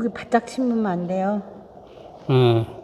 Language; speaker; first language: Korean; native; Korean